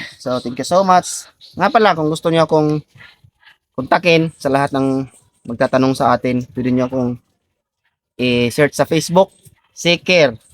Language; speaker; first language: Filipino; non-native, local second language; Cebuano